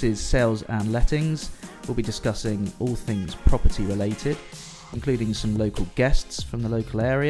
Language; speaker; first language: English; native; English